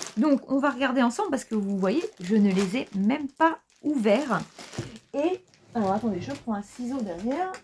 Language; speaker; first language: French; native; French